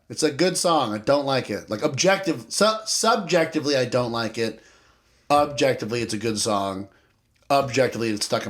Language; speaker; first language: English; native; English